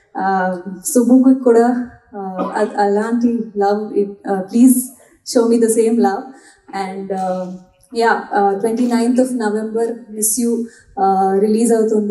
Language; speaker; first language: Telugu; non-native, local second language; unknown